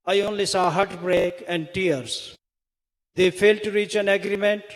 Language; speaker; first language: English; non-native, local second language; Hindi